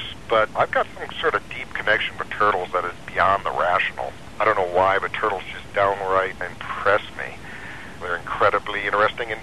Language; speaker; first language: English; native; English